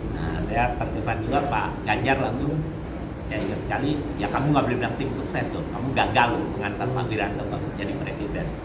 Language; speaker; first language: Indonesian; early bilingual, heritage; Indonesian